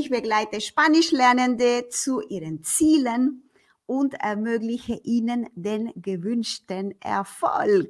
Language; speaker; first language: German; non-native, fluent; Spanish